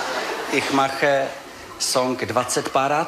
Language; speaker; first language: German; non-native, learner; Czech